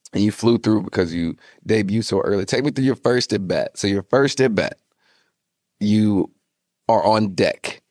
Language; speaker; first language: English; native; English